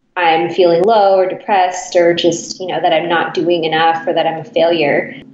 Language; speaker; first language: English; native; English